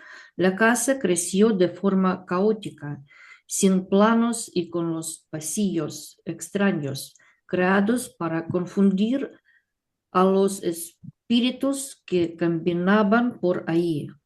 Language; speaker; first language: Spanish; non-native, learner; Russian